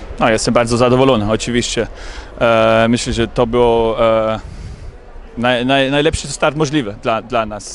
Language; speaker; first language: Polish; non-native, learner; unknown